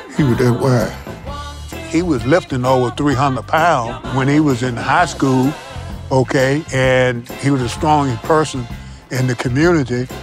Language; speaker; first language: English; native; English